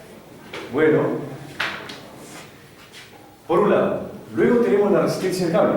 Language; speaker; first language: Spanish; native; Spanish